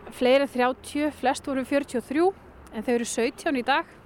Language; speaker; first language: Icelandic; native; Icelandic